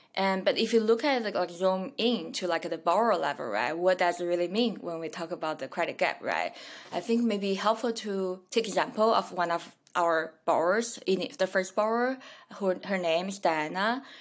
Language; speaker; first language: English; non-native, fluent; Chinese